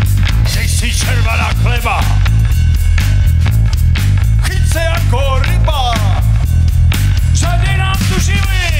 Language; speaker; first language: Czech; native; Czech